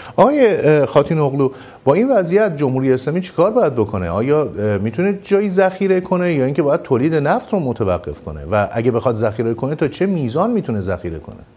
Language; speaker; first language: Persian; native; Persian